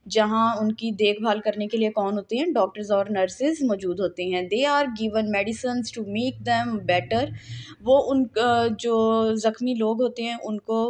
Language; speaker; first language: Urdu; non-native, local second language; Punjabi